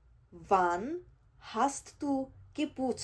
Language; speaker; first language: German; non-native, fluent; Georgian